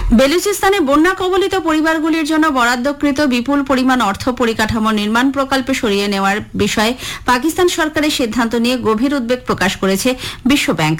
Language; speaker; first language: Bangla; native; Bangla